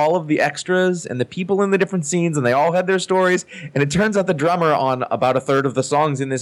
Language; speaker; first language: English; native; English